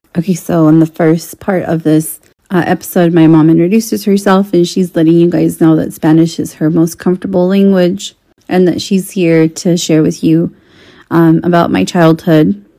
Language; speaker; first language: English; non-native, fluent; Spanish